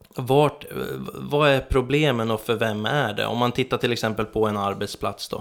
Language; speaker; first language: Swedish; native; Swedish